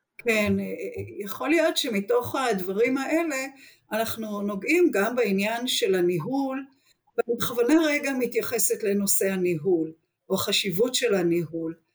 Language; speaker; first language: Hebrew; native; Hebrew